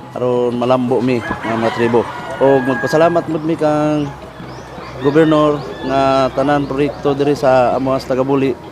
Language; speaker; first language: Cebuano; non-native, local second language; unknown